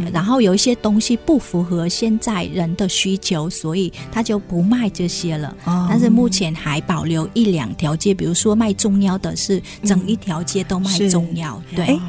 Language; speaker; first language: Chinese; non-native, fluent; Vietnamese